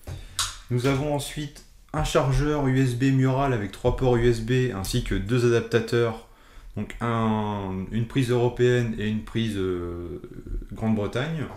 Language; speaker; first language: French; native; French